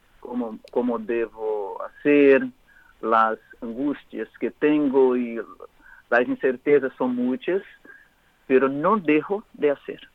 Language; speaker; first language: Spanish; non-native, learner; Portuguese